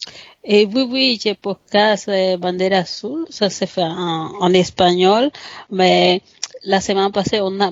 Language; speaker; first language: French; non-native, fluent; Spanish